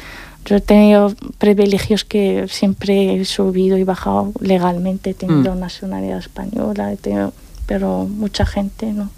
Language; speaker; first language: Spanish; non-native, fluent; Arabic